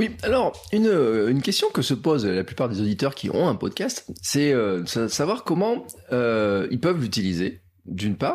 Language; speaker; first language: French; native; French